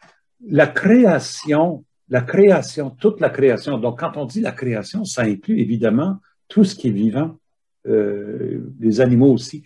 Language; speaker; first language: French; native; French